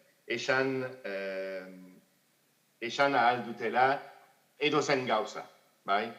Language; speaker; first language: Basque; non-native, fluent; French